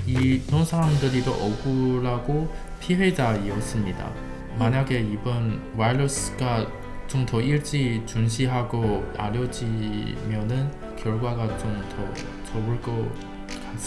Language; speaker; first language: Korean; non-native, learner; Chinese